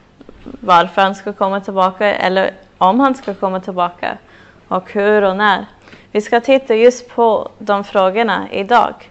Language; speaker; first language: Swedish; non-native, fluent; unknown